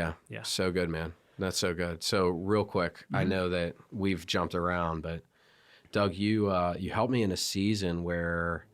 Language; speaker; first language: English; native; English